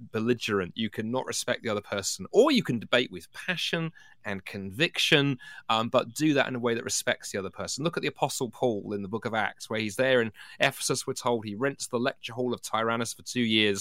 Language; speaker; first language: English; native; English